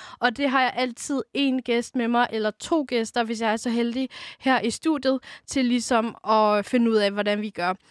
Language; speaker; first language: Danish; early bilingual, other home language; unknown